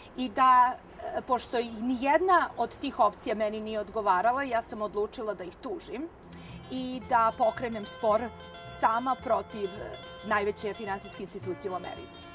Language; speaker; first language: Serbian; native; Serbian